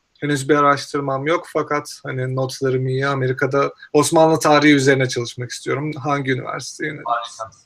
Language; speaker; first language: Turkish; native; Turkish